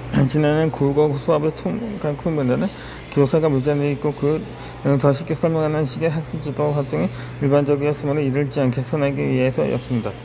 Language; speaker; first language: Korean; native; Korean